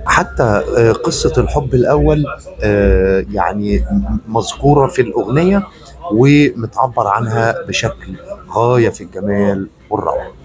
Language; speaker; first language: Arabic; native; Arabic